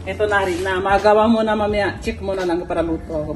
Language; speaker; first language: Filipino; non-native, learner; Punjabi